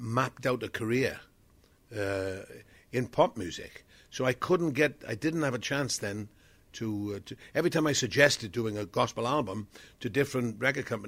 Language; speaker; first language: English; native; English